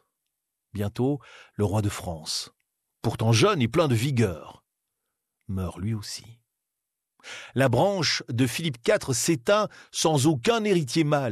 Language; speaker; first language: French; native; French